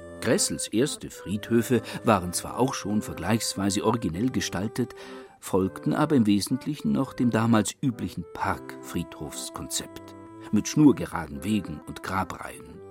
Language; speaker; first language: German; native; German